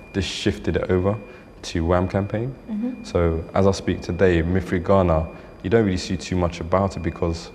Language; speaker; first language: English; native; English